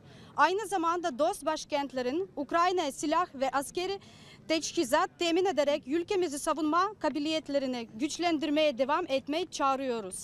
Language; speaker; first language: Turkish; non-native, fluent; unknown